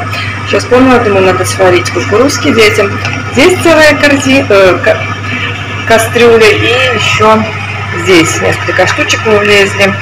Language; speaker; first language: Russian; native; Russian